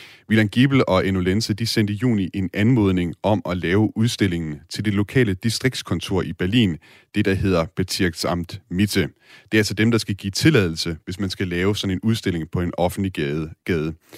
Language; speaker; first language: Danish; native; Danish